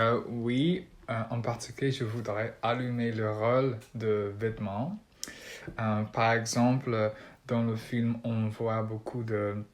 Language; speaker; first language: French; non-native, learner; Dutch